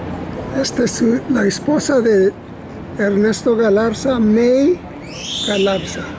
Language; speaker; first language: Spanish; early bilingual, other home language; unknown